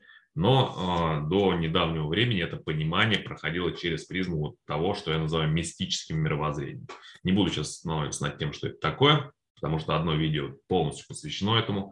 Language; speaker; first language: Russian; native; Russian